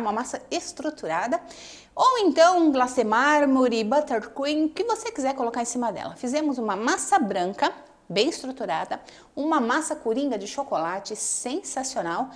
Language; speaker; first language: Portuguese; native; Portuguese